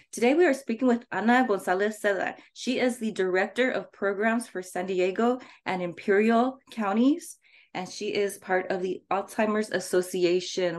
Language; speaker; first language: English; native; English